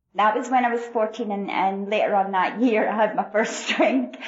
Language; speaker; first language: English; native; English